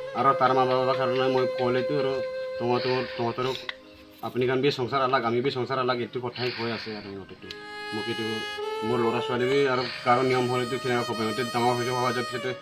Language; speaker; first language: Assamese; non-native, local second language; Garo